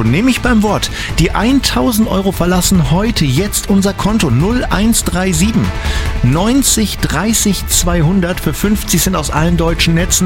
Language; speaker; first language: German; native; German